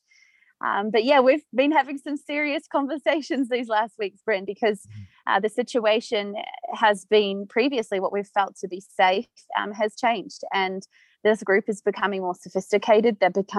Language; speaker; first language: English; native; English